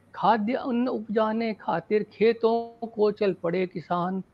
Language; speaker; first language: Hindi; native; Hindi